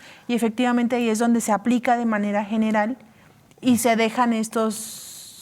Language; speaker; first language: Spanish; native; Spanish